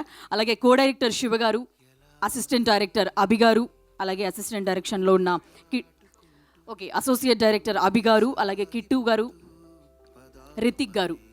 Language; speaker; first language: Telugu; native; Telugu